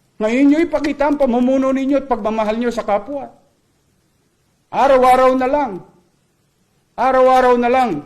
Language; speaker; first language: Filipino; native; Filipino